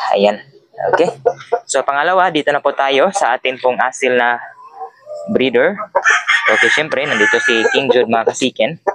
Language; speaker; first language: Filipino; non-native, local second language; Cebuano